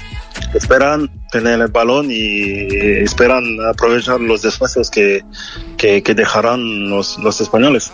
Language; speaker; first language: Spanish; non-native, fluent; French